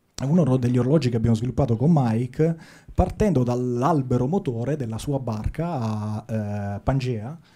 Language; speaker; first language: Italian; native; Italian